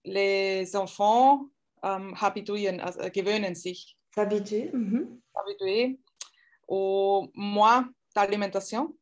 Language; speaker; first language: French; non-native, fluent; German